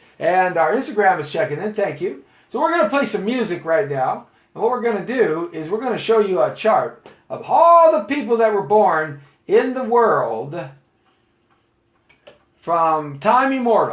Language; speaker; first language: English; native; English